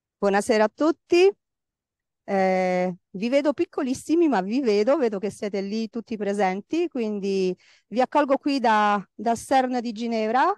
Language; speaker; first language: Italian; native; Italian